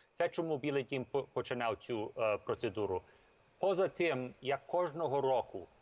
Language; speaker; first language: Ukrainian; early bilingual, heritage; English